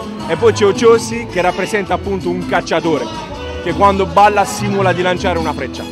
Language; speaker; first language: Italian; native; Italian